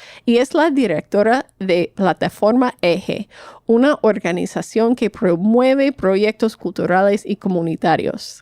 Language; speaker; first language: Spanish; non-native, fluent; English